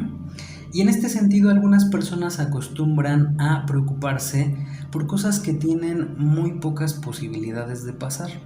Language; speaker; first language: Spanish; native; Spanish